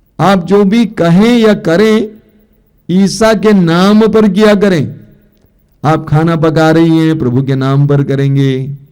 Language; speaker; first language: Hindi; non-native, local second language; Malayalam